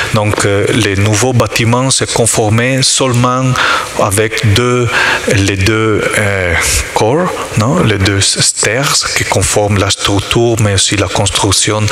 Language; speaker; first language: French; non-native, learner; Italian